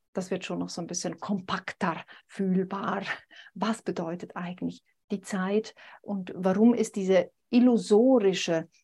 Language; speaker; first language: German; native; German